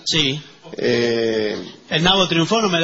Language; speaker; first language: Spanish; native; Spanish